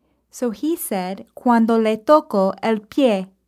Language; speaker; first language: Spanish; non-native, fluent; English